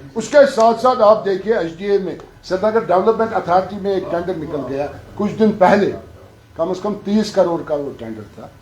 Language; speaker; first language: Urdu; non-native, local second language; Kashmiri